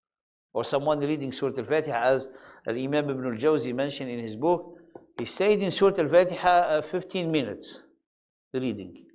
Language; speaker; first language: English; non-native, fluent; Arabic